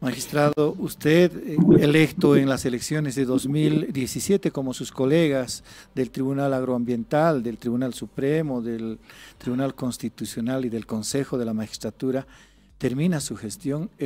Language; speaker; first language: Spanish; native; Spanish